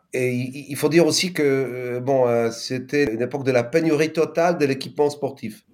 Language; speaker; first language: French; non-native, fluent; Polish